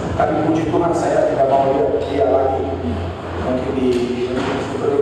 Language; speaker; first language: Indonesian; non-native, fluent; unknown